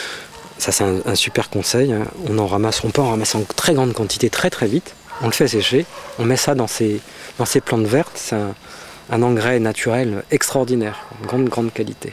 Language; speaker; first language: French; native; French